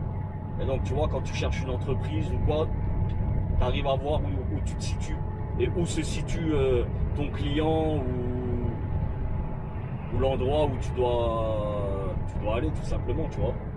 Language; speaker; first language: French; native; French